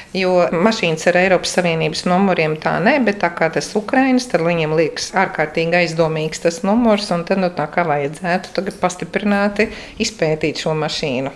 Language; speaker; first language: Latvian; native; Latvian